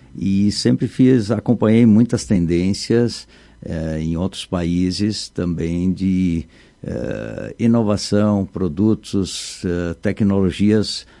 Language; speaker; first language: Portuguese; native; Portuguese